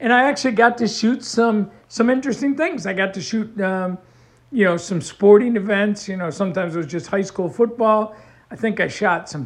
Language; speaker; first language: English; native; English